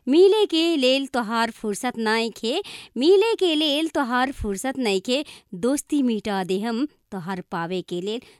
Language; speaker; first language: Bhojpuri; non-native, local second language; Maithili